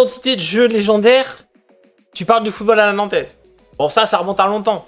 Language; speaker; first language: French; native; French